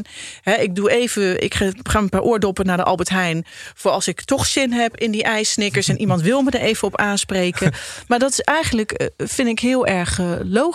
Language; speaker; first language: Dutch; native; Dutch